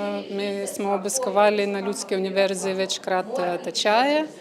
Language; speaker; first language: Slovenian; non-native, learner; Ukrainian